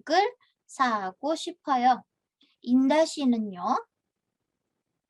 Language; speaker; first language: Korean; non-native, fluent; Indonesian